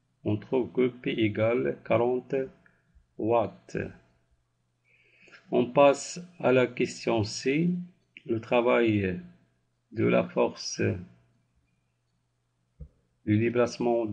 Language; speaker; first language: French; non-native, local second language; Arabic